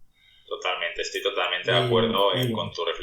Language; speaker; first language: Spanish; native; Spanish